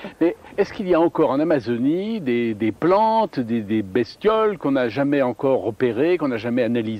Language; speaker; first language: French; native; French